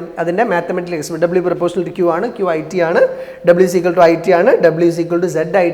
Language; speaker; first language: Malayalam; native; Malayalam